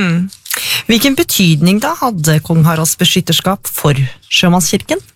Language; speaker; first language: Norwegian; native; Norwegian